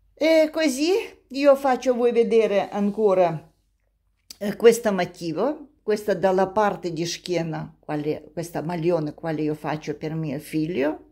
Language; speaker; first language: Italian; non-native, learner; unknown